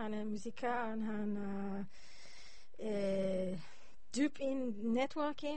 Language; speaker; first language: Danish; non-native, learner; Hebrew